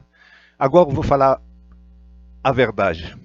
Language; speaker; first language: Portuguese; non-native, fluent; Russian